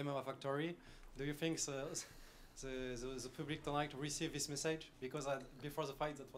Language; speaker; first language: English; non-native, fluent; French